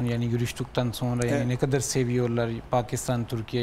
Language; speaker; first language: Turkish; non-native, learner; Urdu